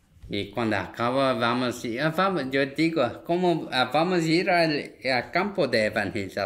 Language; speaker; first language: Spanish; non-native, fluent; Korean